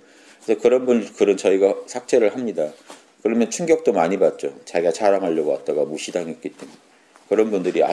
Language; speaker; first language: Korean; native; Korean